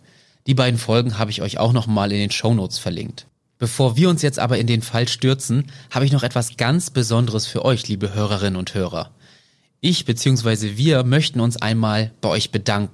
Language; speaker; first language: German; native; German